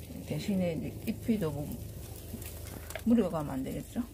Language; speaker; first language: Korean; native; Korean